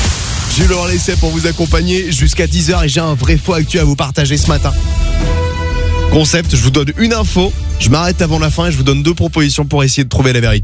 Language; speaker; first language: French; native; French